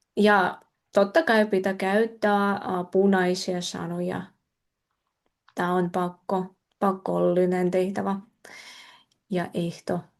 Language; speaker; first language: Finnish; non-native, fluent; Russian